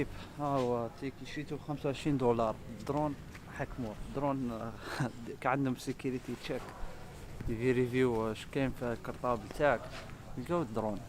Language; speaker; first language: Arabic; native; Arabic